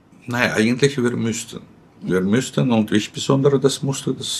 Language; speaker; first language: German; non-native, fluent; Russian